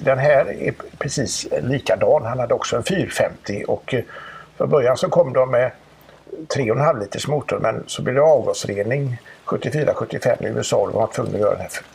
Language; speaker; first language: Swedish; native; Swedish